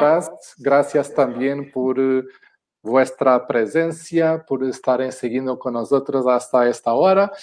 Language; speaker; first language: Spanish; non-native, fluent; Portuguese